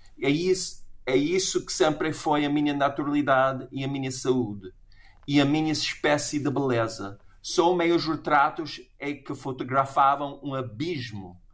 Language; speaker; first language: Portuguese; non-native, fluent; English